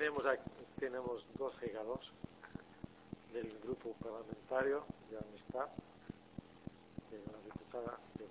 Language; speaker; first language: Spanish; non-native, fluent; Portuguese